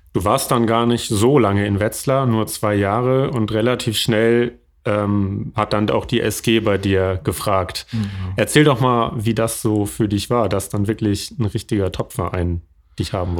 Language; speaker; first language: German; native; German